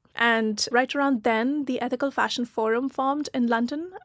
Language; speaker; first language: English; non-native, local second language; Hindi